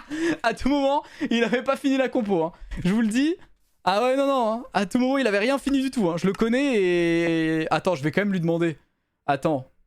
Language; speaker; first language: French; native; French